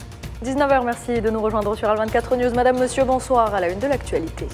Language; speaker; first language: French; non-native, local second language; Arabic